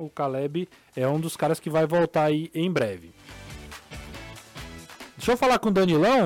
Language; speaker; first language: Portuguese; native; Portuguese